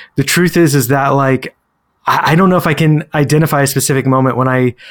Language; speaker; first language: English; native; English